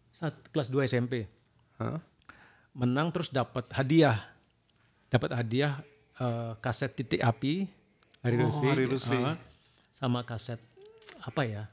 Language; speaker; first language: Indonesian; native; Indonesian